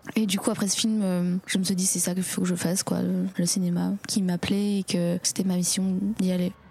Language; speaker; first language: French; early bilingual, other home language; Chinese